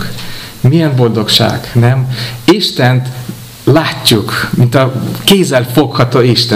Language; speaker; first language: Hungarian; non-native, fluent; English